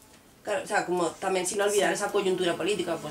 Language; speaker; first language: Spanish; native; Spanish